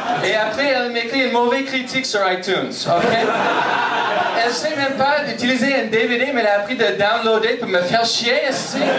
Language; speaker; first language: French; non-native, local second language; English